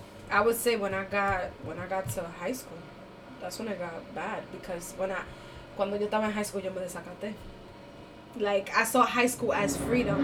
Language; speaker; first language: English; early bilingual, other home language; Spanish